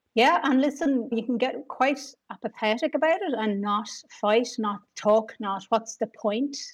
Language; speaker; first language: English; native; English